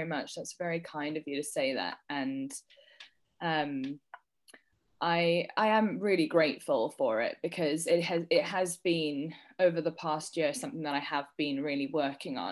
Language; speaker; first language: English; native; English